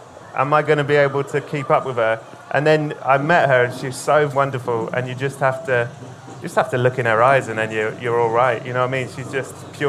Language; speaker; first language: English; native; English